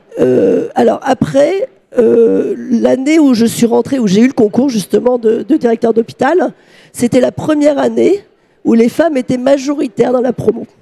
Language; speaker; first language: French; native; French